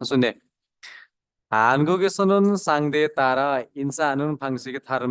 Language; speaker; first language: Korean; non-native, learner; Nepali